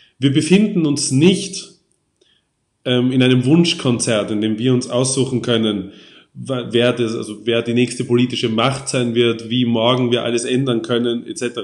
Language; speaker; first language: German; native; German